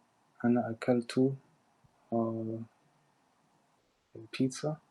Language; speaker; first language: Arabic; non-native, learner; English